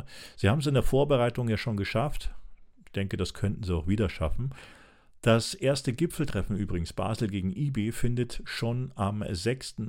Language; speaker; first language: German; native; German